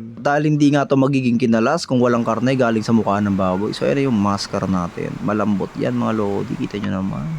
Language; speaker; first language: Filipino; non-native, local second language; Bikol